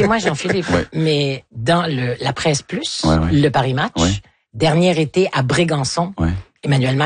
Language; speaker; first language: French; native; French